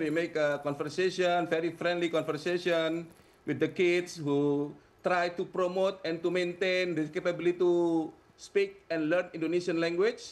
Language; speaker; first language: English; non-native, fluent; Indonesian